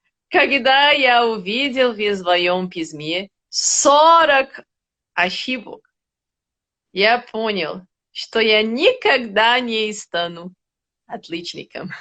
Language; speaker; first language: Russian; non-native, learner; Portuguese